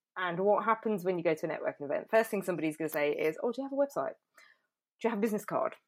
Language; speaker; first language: English; native; English